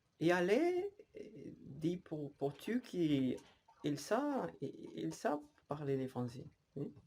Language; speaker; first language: French; non-native, learner; Spanish